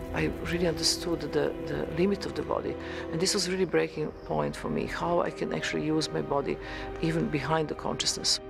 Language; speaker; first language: English; non-native, fluent; Serbian